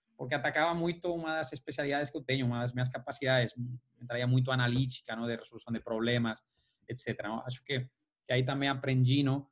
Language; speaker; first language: Portuguese; non-native, fluent; Spanish